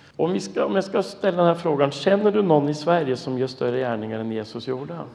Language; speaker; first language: Swedish; non-native, fluent; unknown